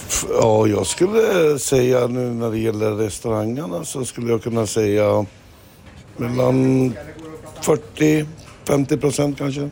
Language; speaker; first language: Swedish; non-native, fluent; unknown